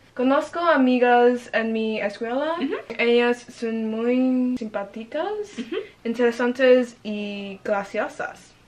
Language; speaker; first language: Spanish; non-native, learner; English